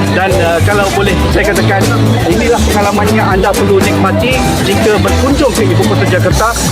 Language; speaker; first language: Malay; native; Malay